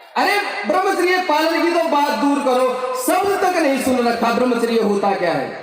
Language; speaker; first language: Hindi; native; Hindi